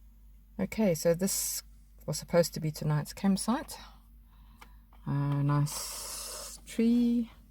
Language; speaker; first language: English; native; English